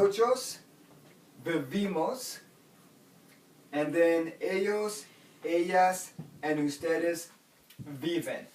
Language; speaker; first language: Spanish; non-native, fluent; English